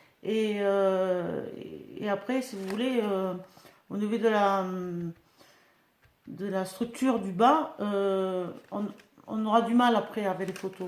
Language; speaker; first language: French; native; French